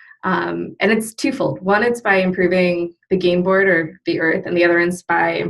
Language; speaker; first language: English; native; English